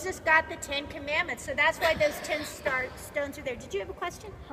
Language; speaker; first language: English; native; English